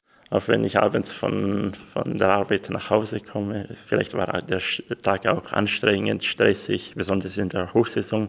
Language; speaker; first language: German; non-native, local second language; Swiss German